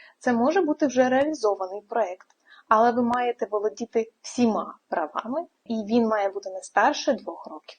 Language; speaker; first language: Ukrainian; native; Ukrainian